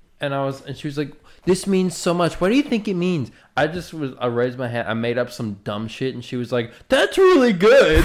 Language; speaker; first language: English; native; English